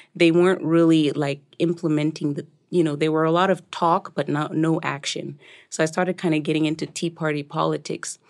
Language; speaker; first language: English; non-native, local second language; Shona